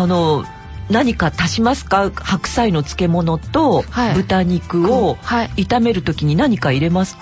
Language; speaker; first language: Japanese; native; Japanese